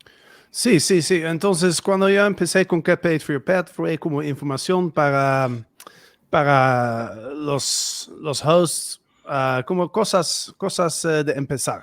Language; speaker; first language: Spanish; non-native, fluent; Dutch